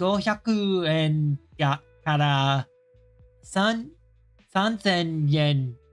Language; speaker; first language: Japanese; non-native, learner; English